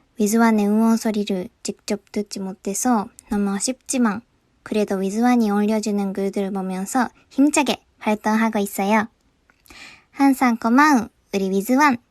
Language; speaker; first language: Korean; non-native, fluent; Japanese